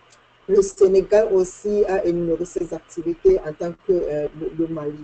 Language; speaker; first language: French; non-native, fluent; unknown